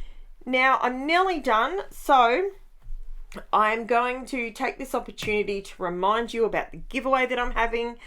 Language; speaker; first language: English; native; English